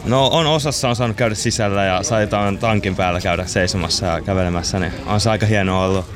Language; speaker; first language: Finnish; native; Finnish